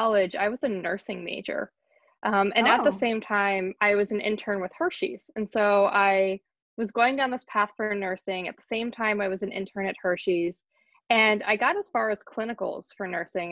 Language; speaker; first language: English; native; English